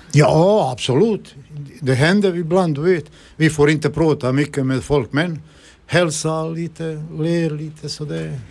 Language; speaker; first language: Swedish; non-native, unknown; Bosnian